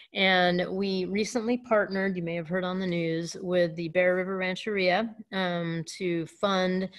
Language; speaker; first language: English; native; English